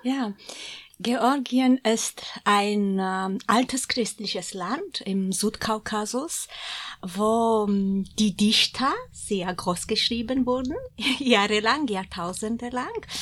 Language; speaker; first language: German; non-native, fluent; Georgian